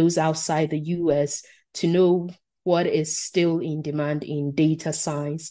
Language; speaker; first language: English; non-native, local second language; Akan